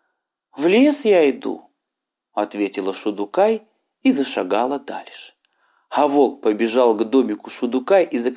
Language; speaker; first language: Russian; native; Russian